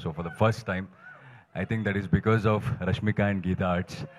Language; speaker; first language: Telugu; non-native, fluent; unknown